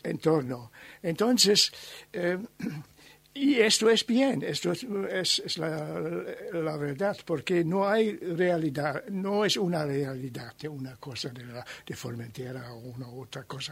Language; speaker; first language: Spanish; non-native, learner; German